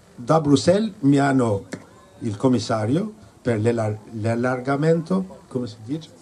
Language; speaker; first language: Italian; non-native, fluent; Albanian